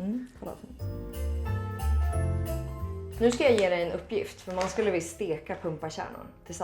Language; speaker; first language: Swedish; native; Swedish